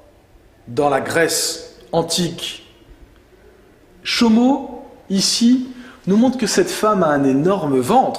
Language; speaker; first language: French; native; French